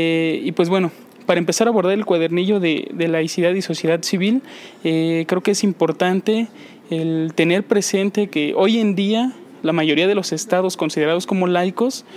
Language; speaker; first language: Spanish; native; Spanish